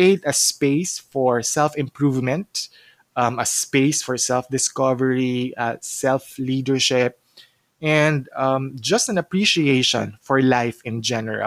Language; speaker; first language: English; non-native, local second language; Cebuano